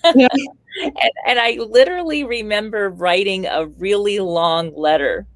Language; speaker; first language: English; native; English